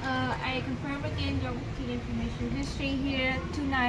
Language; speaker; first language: English; non-native, learner; Vietnamese